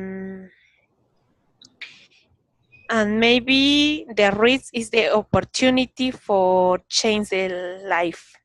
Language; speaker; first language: English; non-native, learner; Spanish